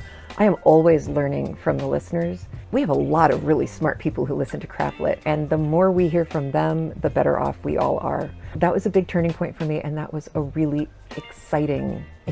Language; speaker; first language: English; native; English